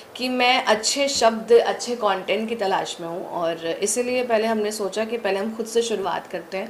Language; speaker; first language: Hindi; native; Hindi